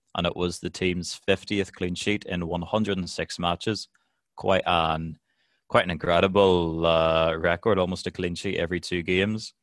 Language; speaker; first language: English; native; English